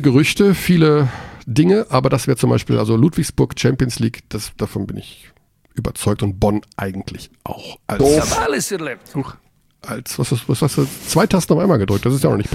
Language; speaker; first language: German; native; German